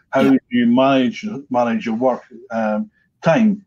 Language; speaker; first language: English; native; English